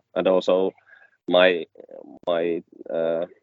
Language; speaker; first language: English; non-native, fluent; Finnish